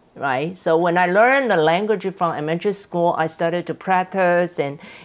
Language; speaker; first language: English; non-native, fluent; Chinese